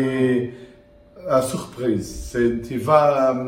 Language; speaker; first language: French; non-native, learner; Portuguese